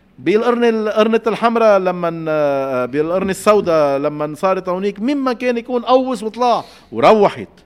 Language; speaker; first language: Arabic; native; Arabic